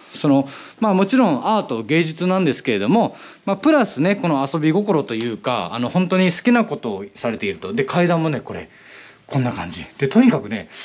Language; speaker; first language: Japanese; native; Japanese